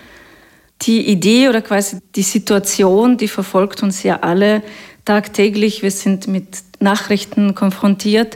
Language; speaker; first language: German; non-native, fluent; Russian